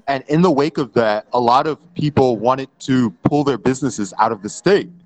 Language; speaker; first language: English; native; English